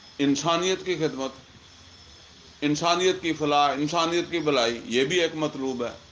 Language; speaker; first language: Urdu; non-native, local second language; Punjabi